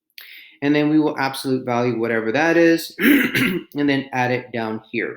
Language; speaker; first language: English; native; English